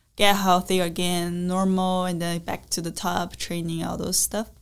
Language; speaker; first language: English; non-native, learner; Chinese